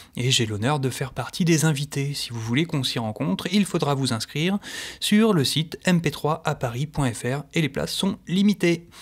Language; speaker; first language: French; native; French